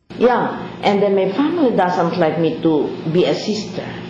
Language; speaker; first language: English; non-native, local second language; Filipino